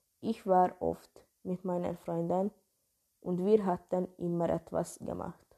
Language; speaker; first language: German; non-native, learner; Hungarian